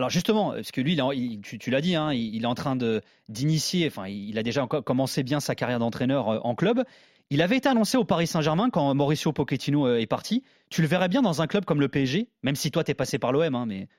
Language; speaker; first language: French; native; French